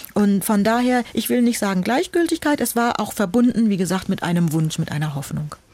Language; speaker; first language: German; native; German